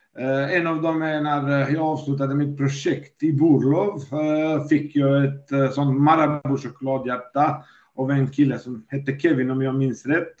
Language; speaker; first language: Swedish; non-native, fluent; Serbian